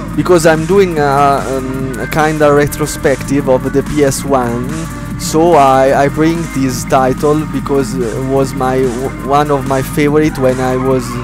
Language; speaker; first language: English; non-native, learner; Italian